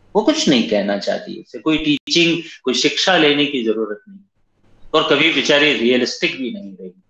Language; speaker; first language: Hindi; native; Hindi